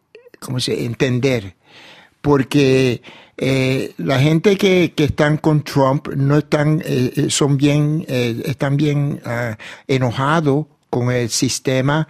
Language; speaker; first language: Spanish; early bilingual, heritage; Spanish